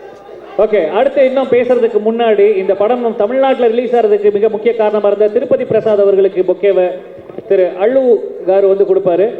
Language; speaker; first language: Tamil; native; Tamil